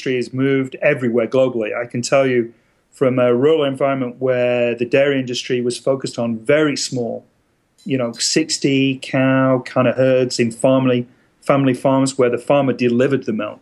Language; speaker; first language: English; native; English